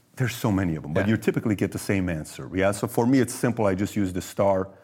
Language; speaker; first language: English; early bilingual, other home language; Persian